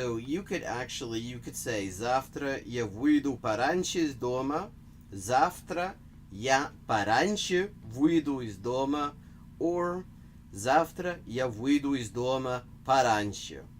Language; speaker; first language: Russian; non-native, fluent; English